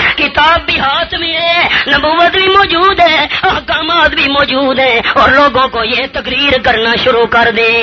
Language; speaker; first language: Urdu; non-native, local second language; Pashto